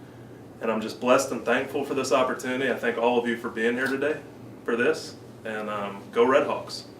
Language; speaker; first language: English; native; English